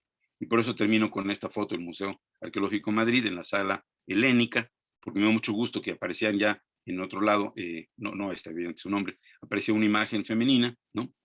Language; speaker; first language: Spanish; native; Spanish